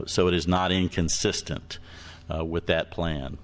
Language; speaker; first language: English; native; English